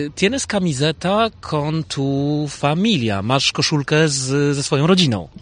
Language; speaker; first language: Polish; native; Polish